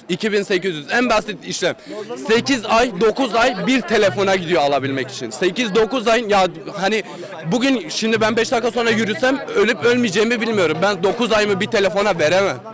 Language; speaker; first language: Turkish; native; Turkish